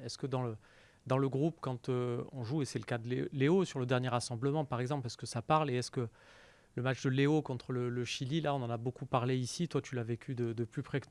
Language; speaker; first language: French; native; French